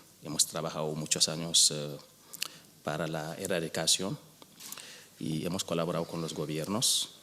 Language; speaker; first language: Spanish; non-native, fluent; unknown